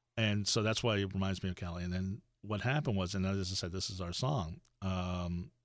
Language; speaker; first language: English; native; English